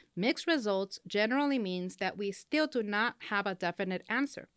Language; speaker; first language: English; non-native, local second language; Spanish